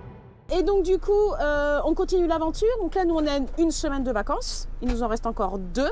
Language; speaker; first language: French; native; French